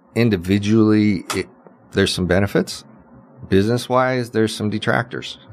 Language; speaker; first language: English; native; English